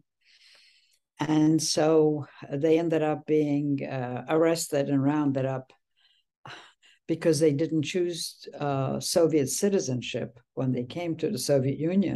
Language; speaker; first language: English; early bilingual, other home language; Polish